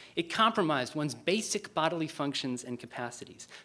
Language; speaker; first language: English; native; English